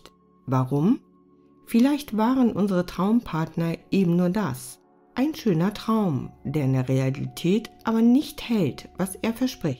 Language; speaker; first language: German; native; German